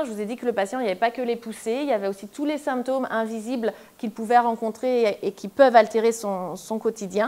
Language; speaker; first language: French; native; French